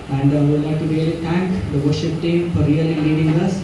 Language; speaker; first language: English; non-native, local second language; Telugu